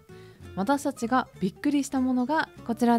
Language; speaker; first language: Japanese; native; Japanese